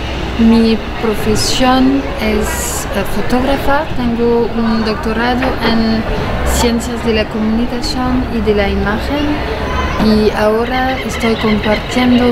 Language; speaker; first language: Spanish; non-native, fluent; French